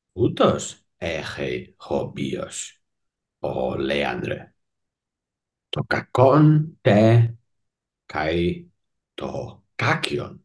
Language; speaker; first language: Greek; non-native, learner; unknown